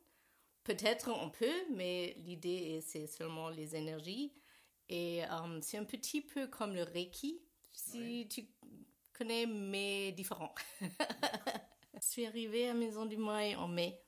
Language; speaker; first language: French; non-native, learner; German